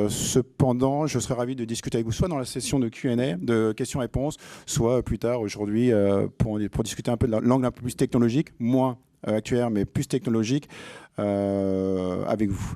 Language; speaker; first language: French; native; French